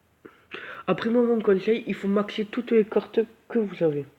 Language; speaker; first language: French; native; French